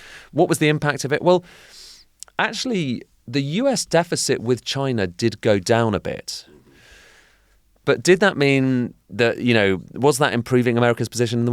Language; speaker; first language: English; native; English